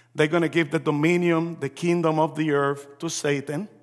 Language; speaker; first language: English; early bilingual, other home language; Spanish